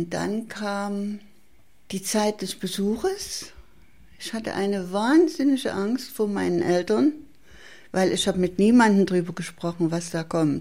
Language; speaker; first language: German; native; German